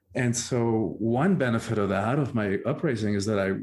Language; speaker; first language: English; early bilingual, other home language; Spanish